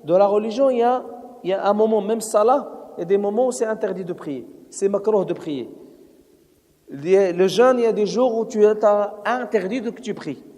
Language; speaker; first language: French; non-native, local second language; Arabic